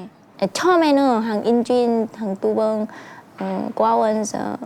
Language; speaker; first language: Korean; non-native, learner; Vietnamese